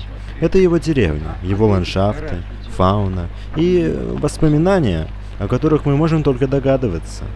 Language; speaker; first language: Russian; native; Russian